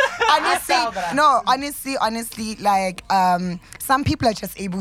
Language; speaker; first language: English; non-native, local second language; Zulu